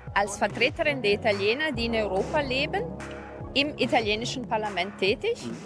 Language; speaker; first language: German; non-native, fluent; Italian